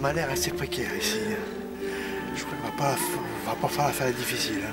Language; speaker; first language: French; native; French